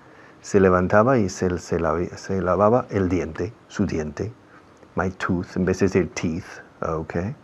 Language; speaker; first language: Spanish; non-native, fluent; English